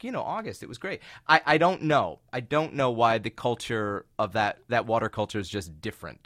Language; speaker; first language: English; native; English